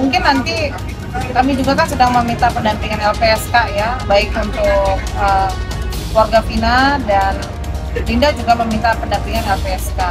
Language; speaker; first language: Indonesian; native; Indonesian